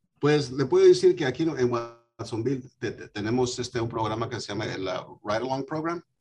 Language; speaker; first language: Spanish; early bilingual, heritage; Spanish